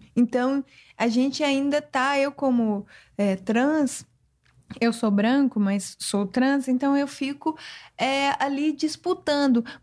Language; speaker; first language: Portuguese; native; Portuguese